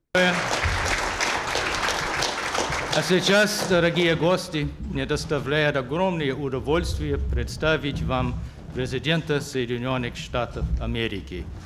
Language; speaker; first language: Russian; non-native, fluent; English